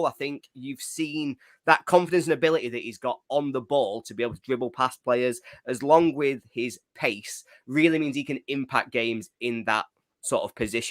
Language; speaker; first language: English; native; English